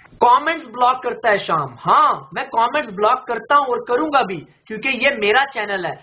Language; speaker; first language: Urdu; early bilingual, heritage; Urdu